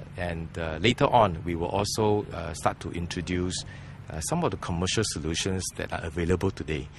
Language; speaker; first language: English; non-native, local second language; Chinese